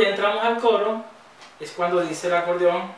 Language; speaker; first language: Spanish; native; Spanish